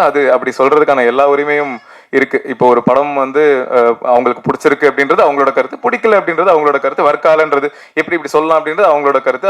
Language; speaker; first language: Tamil; native; Tamil